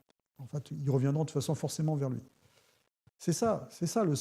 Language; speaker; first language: French; native; French